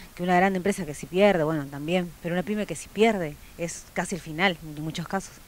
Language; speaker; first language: Spanish; native; Spanish